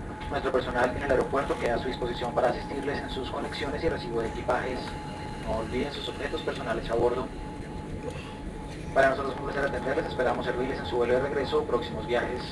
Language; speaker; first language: Spanish; native; Spanish